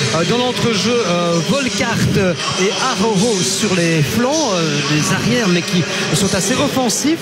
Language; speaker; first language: French; native; French